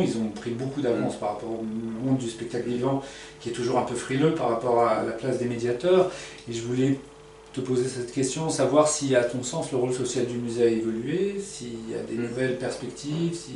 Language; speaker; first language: French; native; French